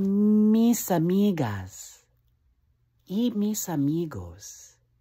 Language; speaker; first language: Spanish; non-native, learner; English